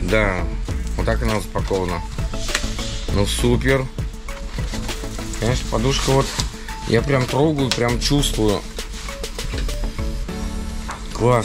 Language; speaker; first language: Russian; native; Russian